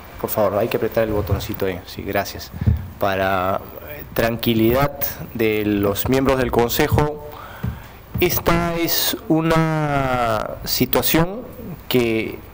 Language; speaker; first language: Spanish; native; Spanish